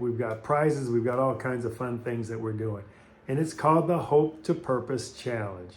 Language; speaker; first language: English; native; English